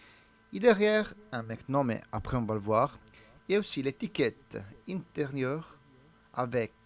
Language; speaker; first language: French; non-native, learner; Italian